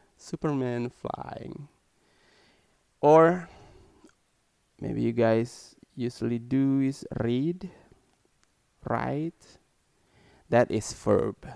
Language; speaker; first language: English; non-native, learner; Indonesian